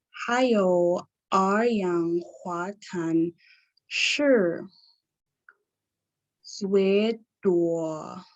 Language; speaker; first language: Chinese; non-native, learner; English